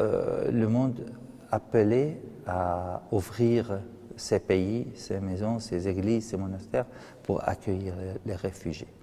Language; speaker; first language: French; non-native, fluent; Arabic